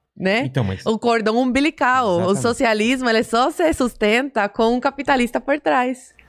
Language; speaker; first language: Portuguese; early bilingual, other home language; Spanish